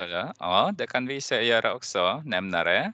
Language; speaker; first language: Swedish; non-native, fluent; Persian